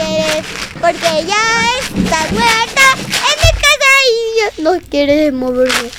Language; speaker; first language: Spanish; early bilingual, other home language; French